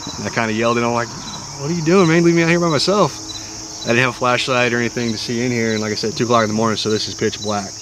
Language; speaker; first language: English; native; English